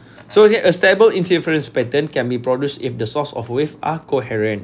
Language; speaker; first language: English; non-native, local second language; Malay